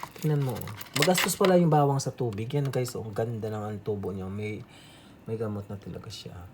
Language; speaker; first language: Filipino; non-native, local second language; Aklanon